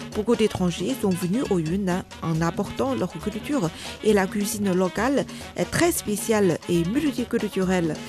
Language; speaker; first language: French; non-native, fluent; Ukrainian